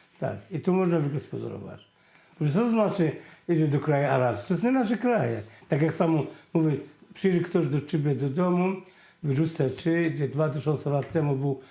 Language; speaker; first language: Polish; non-native, fluent; Arabic